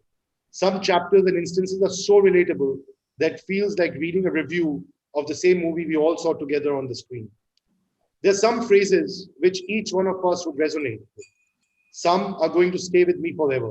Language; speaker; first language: English; non-native, local second language; Hindi